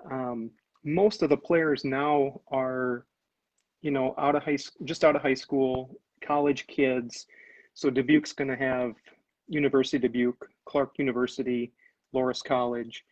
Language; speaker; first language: English; native; English